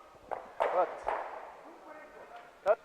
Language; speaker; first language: German; native; German